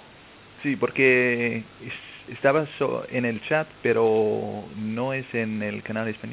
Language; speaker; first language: Spanish; non-native, fluent; German